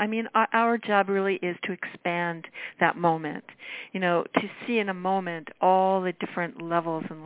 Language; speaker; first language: English; native; English